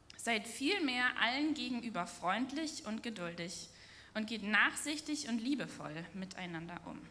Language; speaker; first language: German; native; German